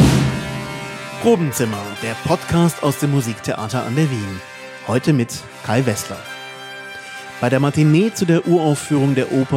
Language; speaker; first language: German; native; German